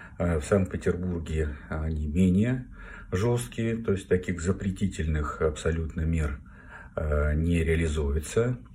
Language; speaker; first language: Russian; native; Russian